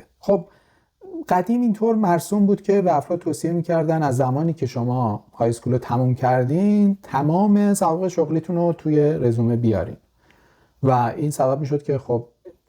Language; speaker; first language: Persian; native; Persian